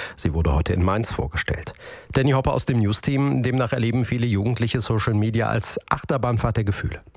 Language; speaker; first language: German; native; German